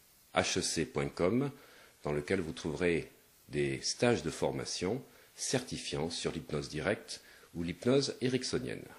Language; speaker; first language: French; native; French